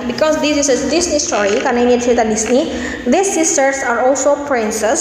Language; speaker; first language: English; non-native, fluent; Indonesian